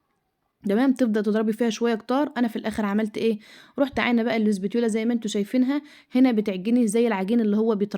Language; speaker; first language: Arabic; native; Arabic